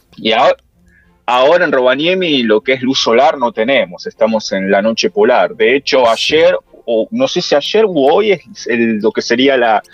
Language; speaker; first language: Spanish; native; Spanish